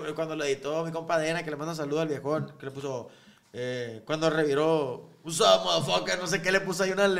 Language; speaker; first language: Spanish; native; Spanish